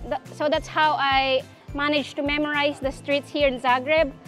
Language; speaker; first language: English; non-native, local second language; Filipino